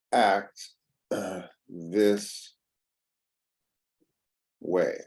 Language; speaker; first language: English; native; English